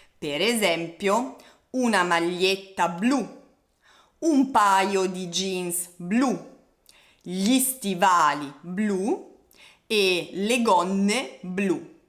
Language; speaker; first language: Italian; native; Italian